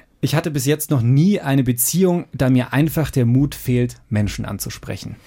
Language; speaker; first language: German; native; German